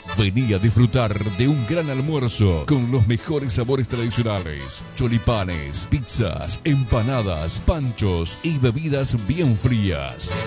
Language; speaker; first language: Spanish; native; Spanish